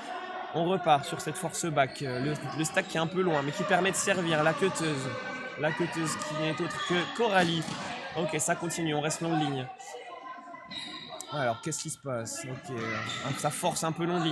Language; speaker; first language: French; native; French